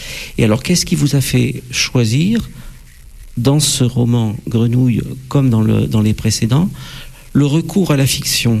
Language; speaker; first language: French; native; French